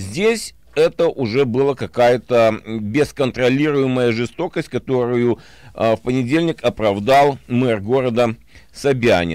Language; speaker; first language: Russian; native; Russian